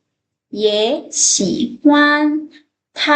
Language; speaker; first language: Chinese; non-native, fluent; Lao